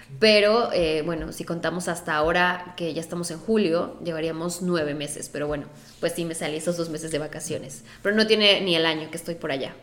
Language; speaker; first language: Spanish; native; Spanish